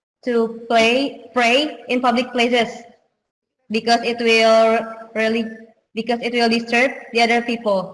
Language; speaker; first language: English; non-native, learner; Indonesian